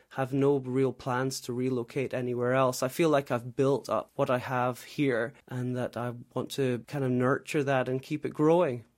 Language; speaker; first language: English; native; English